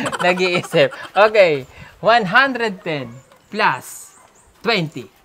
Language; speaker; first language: Filipino; native; Filipino